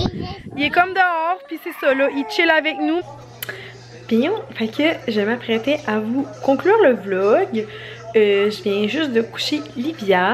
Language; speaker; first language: French; native; French